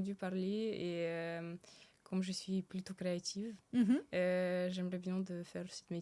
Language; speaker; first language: French; early bilingual, other home language; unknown